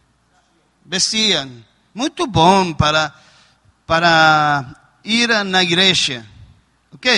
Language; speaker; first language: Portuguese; non-native, learner; Spanish